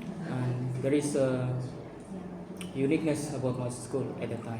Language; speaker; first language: English; non-native, fluent; Indonesian